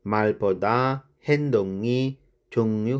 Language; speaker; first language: Korean; non-native, fluent; Sinhala